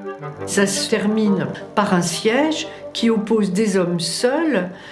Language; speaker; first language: French; native; French